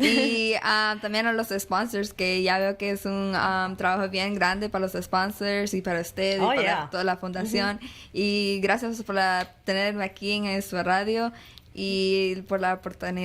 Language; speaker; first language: Spanish; early bilingual, heritage; Spanish